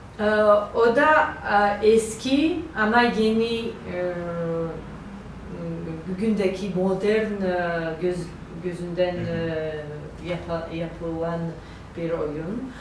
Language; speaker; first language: Turkish; non-native, learner; Georgian